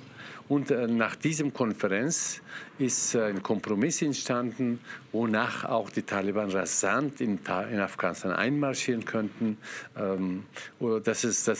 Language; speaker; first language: German; non-native, fluent; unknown